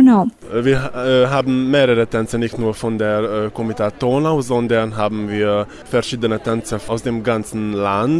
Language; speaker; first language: German; non-native, local second language; Hungarian